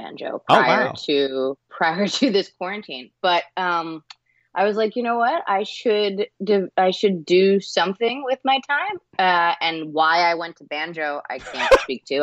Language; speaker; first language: English; native; English